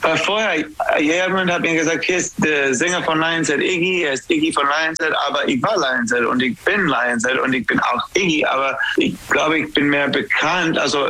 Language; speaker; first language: German; non-native, learner; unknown